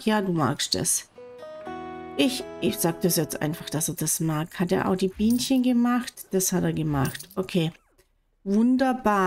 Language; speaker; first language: German; native; German